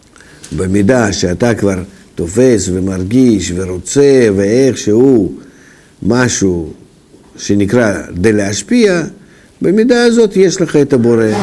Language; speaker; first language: Hebrew; non-native, fluent; Russian